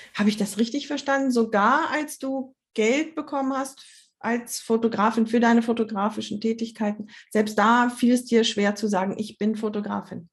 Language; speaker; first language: German; native; German